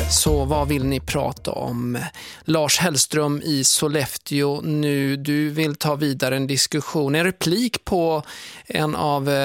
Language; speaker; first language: Swedish; native; Swedish